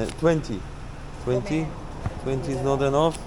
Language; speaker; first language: English; non-native, learner; Polish